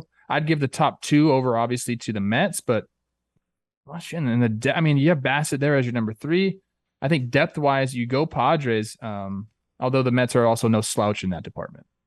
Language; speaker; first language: English; native; English